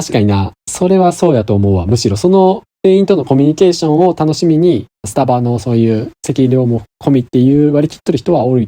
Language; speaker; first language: Japanese; native; Japanese